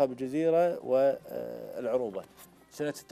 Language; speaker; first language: Arabic; native; Arabic